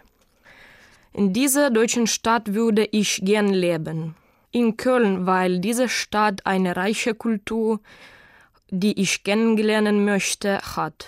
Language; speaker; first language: German; non-native, learner; Ukrainian